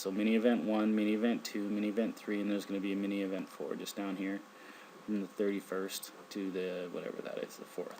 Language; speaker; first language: English; native; English